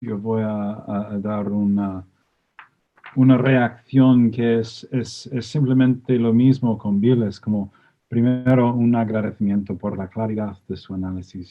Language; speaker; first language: Spanish; non-native, fluent; English